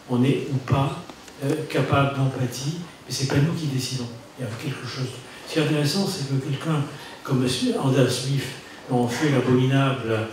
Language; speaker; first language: French; native; French